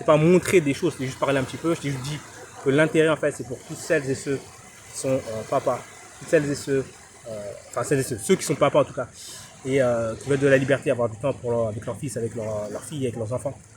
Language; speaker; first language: French; native; French